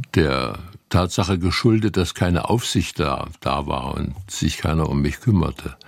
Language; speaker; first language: German; native; German